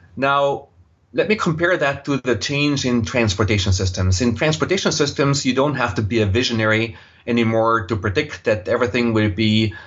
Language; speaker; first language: English; non-native, fluent; German